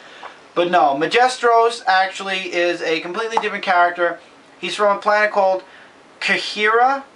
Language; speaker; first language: English; native; English